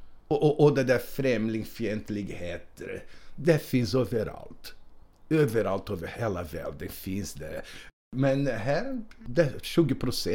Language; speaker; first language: Swedish; non-native, fluent; Portuguese